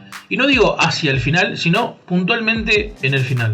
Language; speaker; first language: Spanish; native; Spanish